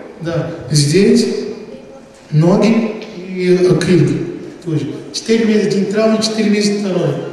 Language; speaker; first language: Russian; non-native, learner; Portuguese